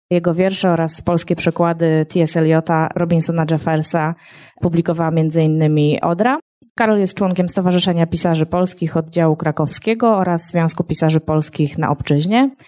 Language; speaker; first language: Polish; native; Polish